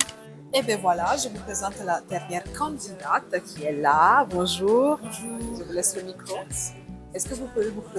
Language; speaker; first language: French; native; French